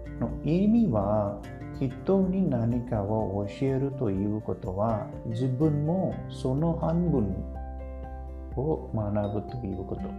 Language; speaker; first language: Japanese; non-native, learner; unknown